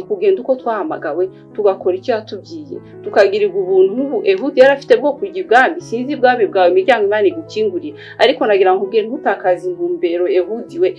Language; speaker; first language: Kinyarwanda; early bilingual, heritage; Kinyarwanda